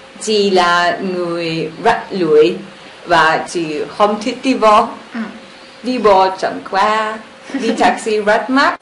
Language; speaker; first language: Vietnamese; non-native, learner; German